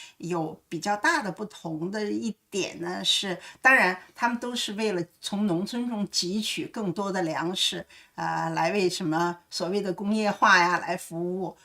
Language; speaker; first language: Chinese; native; Chinese